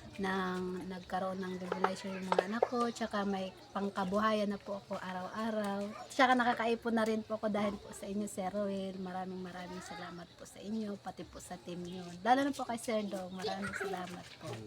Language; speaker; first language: Filipino; non-native, local second language; Bikol